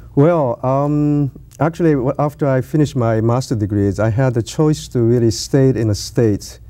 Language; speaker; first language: English; non-native, learner; Japanese